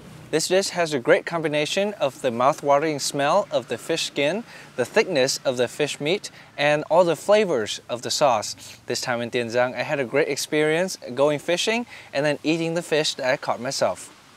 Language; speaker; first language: English; non-native, fluent; Vietnamese